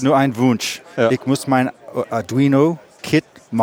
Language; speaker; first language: German; non-native, learner; English